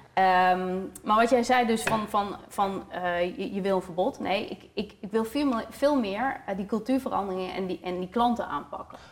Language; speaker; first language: Dutch; native; Dutch